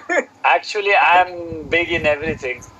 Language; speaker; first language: English; non-native, local second language; Hindi